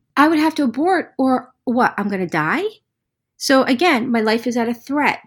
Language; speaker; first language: English; native; English